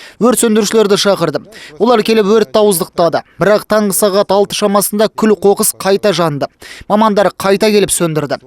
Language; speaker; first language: Kazakh; native; Kazakh